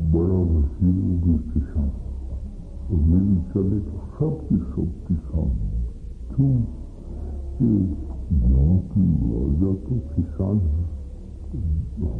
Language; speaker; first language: Hindi; non-native, local second language; Gujarati